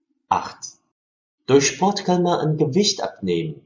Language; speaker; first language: German; non-native, fluent; Chinese